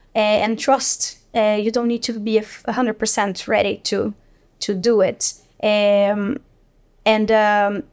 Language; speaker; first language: English; non-native, fluent; Portuguese